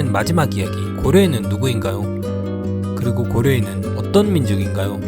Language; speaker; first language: Korean; native; Korean